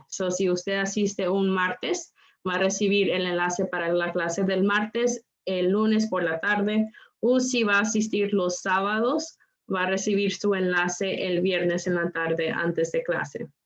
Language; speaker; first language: Spanish; non-native, local second language; English